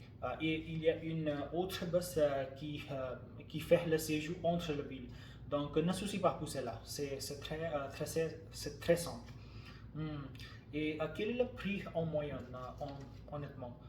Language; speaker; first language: French; non-native, learner; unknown